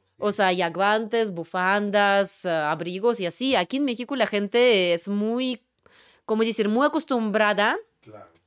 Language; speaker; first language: Spanish; non-native, fluent; Russian